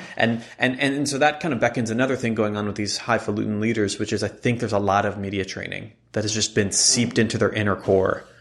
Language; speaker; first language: English; non-native, fluent; Hebrew